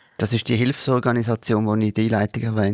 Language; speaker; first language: German; native; German